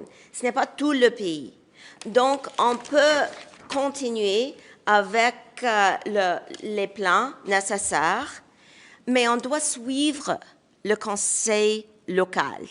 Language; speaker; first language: French; non-native, local second language; English